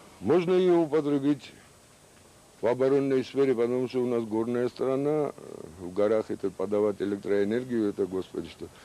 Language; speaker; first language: Russian; non-native, local second language; Georgian